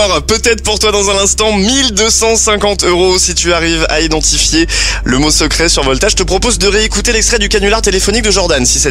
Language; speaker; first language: French; native; French